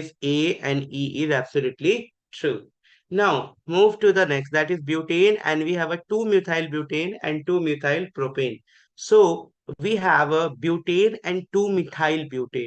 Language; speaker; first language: English; non-native, local second language; Hindi